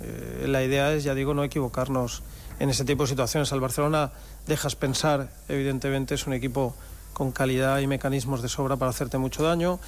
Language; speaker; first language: Spanish; native; Spanish